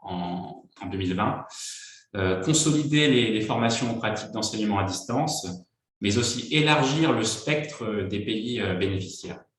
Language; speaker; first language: French; native; French